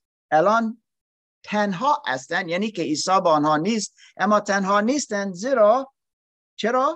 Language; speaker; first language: Persian; non-native, learner; English